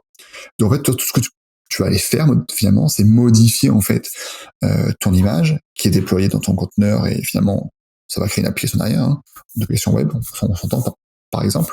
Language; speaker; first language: French; native; French